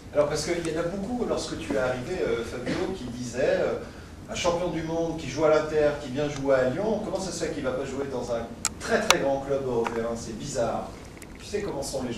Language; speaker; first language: French; native; French